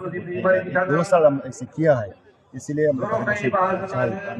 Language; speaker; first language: Hindi; non-native, learner; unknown